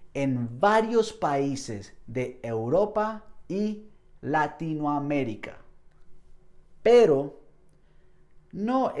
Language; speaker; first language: Spanish; non-native, fluent; English